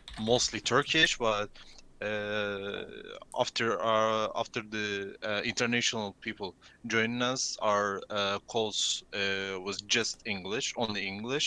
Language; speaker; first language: English; non-native, learner; Turkish